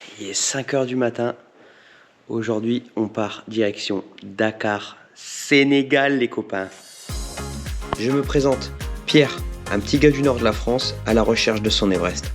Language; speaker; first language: French; native; French